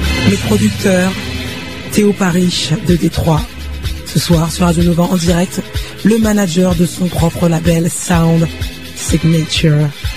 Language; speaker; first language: French; native; French